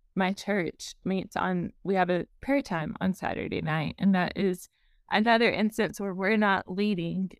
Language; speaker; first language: English; native; English